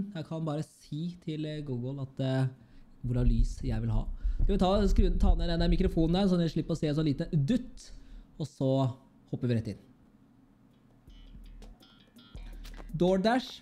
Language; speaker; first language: Norwegian; native; Norwegian